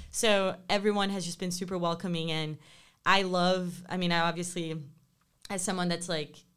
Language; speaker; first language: English; non-native, fluent; Portuguese